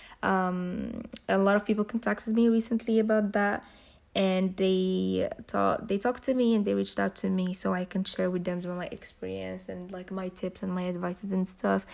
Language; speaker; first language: English; non-native, fluent; Arabic